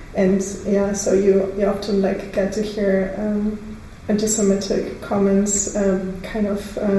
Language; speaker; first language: English; non-native, fluent; Russian